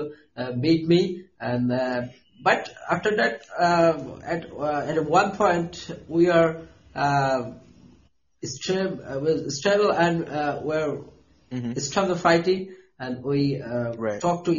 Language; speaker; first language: English; non-native, local second language; Bangla